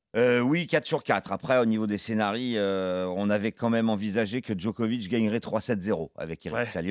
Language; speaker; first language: French; native; French